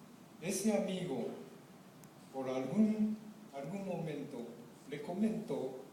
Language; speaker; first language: Spanish; non-native, fluent; Japanese